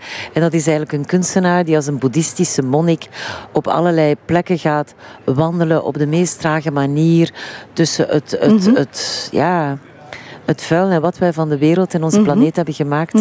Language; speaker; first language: Dutch; native; Dutch